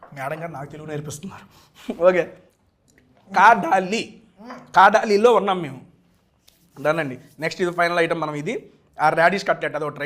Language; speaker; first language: Telugu; native; Telugu